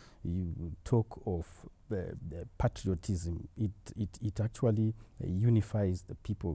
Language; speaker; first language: English; non-native, local second language; Shona